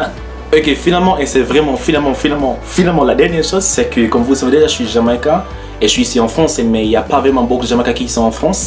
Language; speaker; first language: French; non-native, learner; English